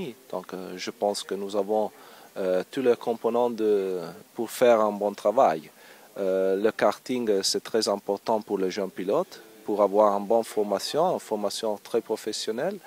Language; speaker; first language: French; non-native, learner; Italian